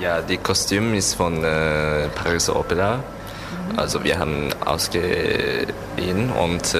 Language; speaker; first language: German; non-native, learner; Japanese